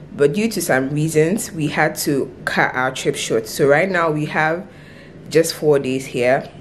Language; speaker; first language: English; non-native, local second language; Akan